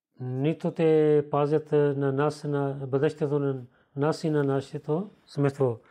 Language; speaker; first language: Bulgarian; non-native, learner; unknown